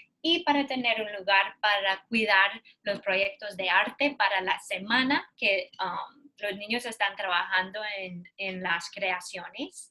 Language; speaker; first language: Spanish; non-native, learner; English